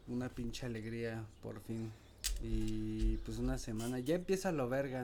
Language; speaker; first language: Spanish; native; Spanish